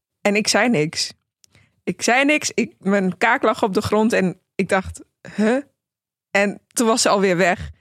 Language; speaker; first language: Dutch; early bilingual, other home language; Persian